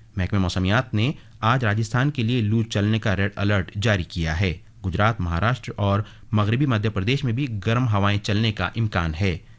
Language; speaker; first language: Urdu; native; Urdu